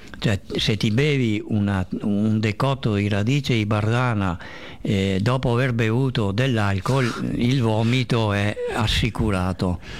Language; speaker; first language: Italian; native; Italian